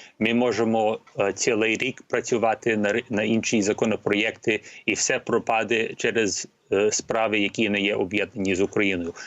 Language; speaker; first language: Ukrainian; early bilingual, heritage; Ukrainian